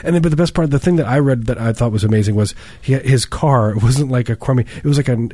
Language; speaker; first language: English; native; English